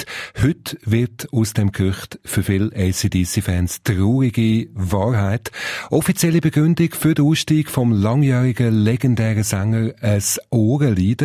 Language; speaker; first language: German; native; German